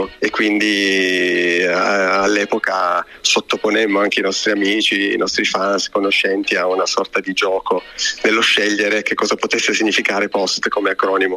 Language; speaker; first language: Italian; native; Italian